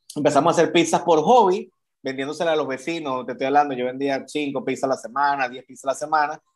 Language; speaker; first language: Spanish; native; Spanish